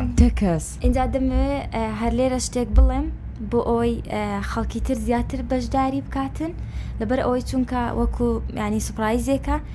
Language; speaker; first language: Central Kurdish; non-native, local second language; Kurdish